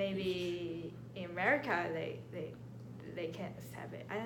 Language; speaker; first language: English; non-native, learner; Chinese